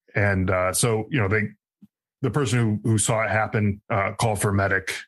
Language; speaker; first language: English; native; English